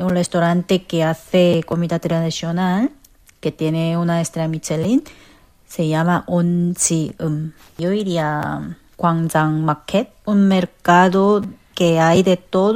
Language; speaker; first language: Spanish; non-native, fluent; Korean